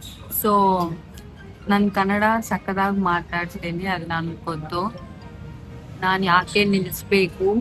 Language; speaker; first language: Kannada; non-native, learner; Telugu